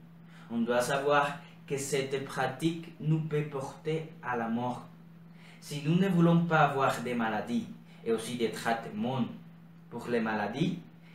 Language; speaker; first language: French; non-native, learner; Spanish